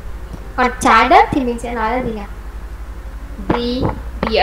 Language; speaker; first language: Vietnamese; native; Vietnamese